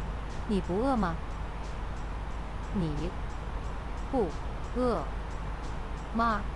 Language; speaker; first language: Chinese; non-native, learner; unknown